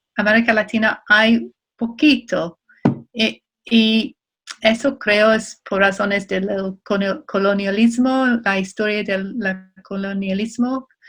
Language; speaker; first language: Spanish; non-native, fluent; English